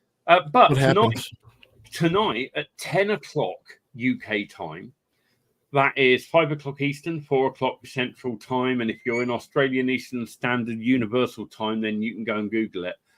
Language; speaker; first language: English; native; English